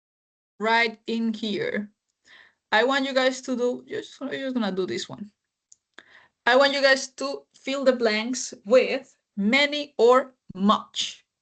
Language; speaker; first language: English; non-native, fluent; Spanish